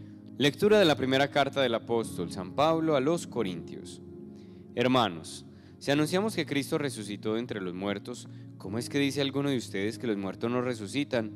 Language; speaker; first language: Spanish; native; Spanish